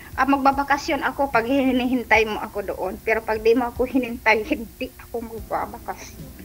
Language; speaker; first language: Filipino; non-native, local second language; Cebuano